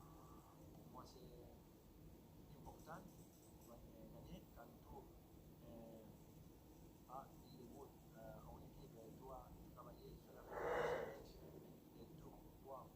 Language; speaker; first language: French; non-native, learner; Spanish